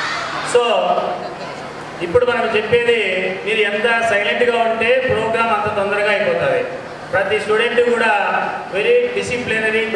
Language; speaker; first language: Telugu; native; Telugu